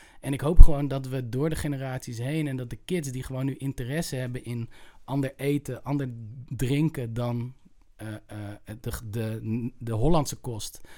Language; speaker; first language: Dutch; native; Dutch